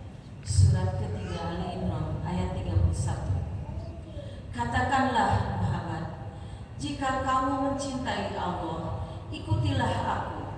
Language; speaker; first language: Indonesian; native; Indonesian